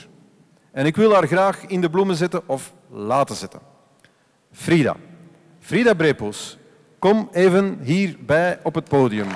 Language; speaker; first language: Dutch; native; Dutch